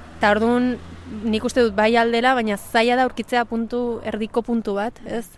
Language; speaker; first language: Basque; early bilingual, other home language; Spanish